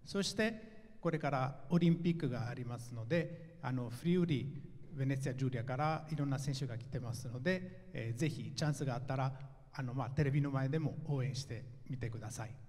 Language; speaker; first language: Japanese; non-native, fluent; Italian